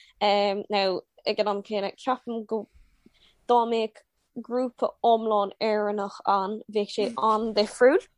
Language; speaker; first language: Irish; non-native, local second language; English